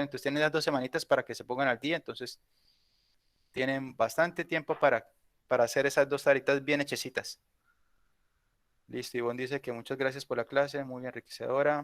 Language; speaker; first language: Spanish; native; Spanish